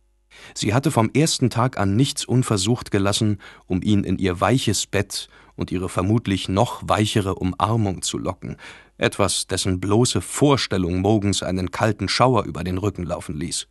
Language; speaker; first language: German; native; German